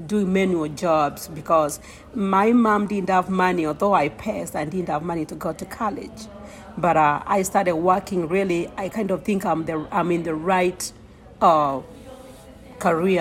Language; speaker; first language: English; non-native, local second language; Kamba